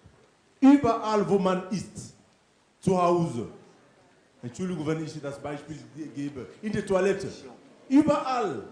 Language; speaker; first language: German; non-native, fluent; French